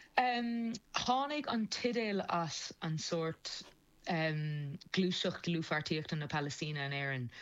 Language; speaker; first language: Irish; non-native, local second language; English